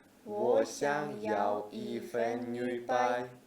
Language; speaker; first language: Chinese; non-native, learner; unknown